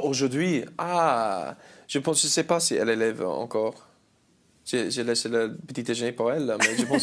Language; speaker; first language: French; non-native, learner; English